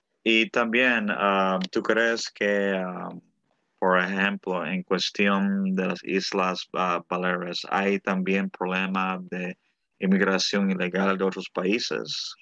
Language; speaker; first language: Spanish; early bilingual, heritage; Spanish